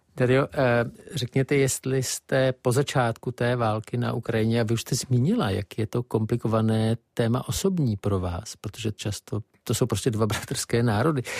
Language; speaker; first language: Czech; native; Czech